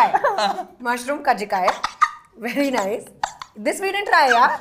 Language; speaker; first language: Telugu; non-native, learner; Hindi